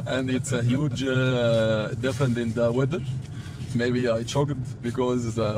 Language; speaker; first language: English; non-native, fluent; Arabic